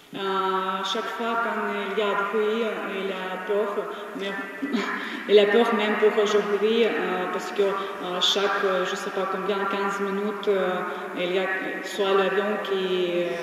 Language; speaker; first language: French; non-native, learner; Ukrainian